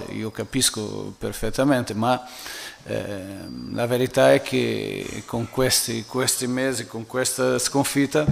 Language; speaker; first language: Italian; non-native, fluent; Portuguese